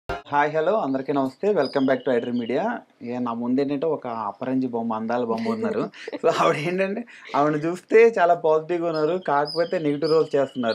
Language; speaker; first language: Telugu; native; Telugu